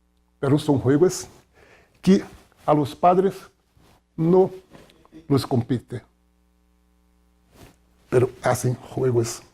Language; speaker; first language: Spanish; non-native, fluent; Portuguese